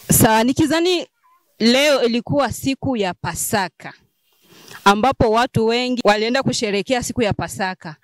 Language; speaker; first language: Swahili; native; Swahili